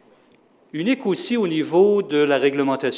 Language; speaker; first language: French; native; French